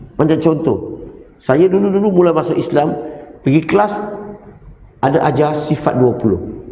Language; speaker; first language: Malay; non-native, local second language; Chinese